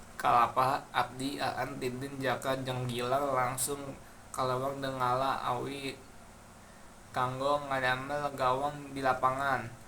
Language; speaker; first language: Sundanese; non-native, local second language; Indonesian